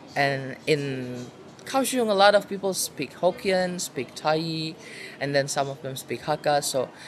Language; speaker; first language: English; non-native, fluent; Indonesian